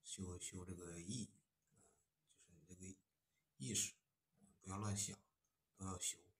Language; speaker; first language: Chinese; native; Chinese